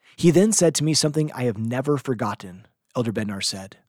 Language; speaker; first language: English; native; English